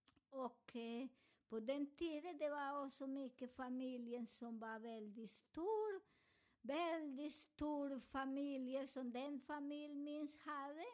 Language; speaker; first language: Swedish; non-native, fluent; Spanish